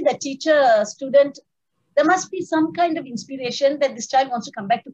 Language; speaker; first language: English; non-native, local second language; Tamil